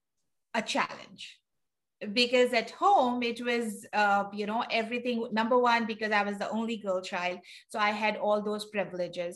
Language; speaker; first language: English; non-native, local second language; Urdu